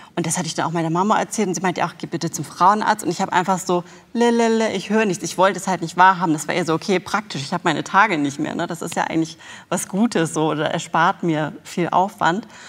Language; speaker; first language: German; native; German